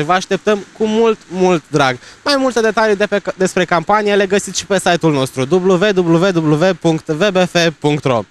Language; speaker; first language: Romanian; native; Romanian